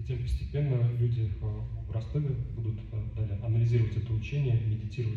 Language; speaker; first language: Russian; native; Russian